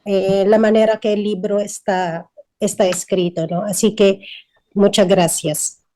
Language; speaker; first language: Spanish; non-native, fluent; Filipino